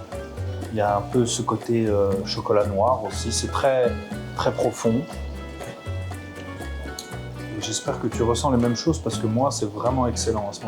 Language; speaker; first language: French; native; French